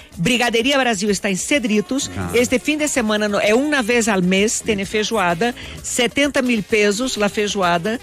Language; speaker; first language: Spanish; non-native, fluent; Portuguese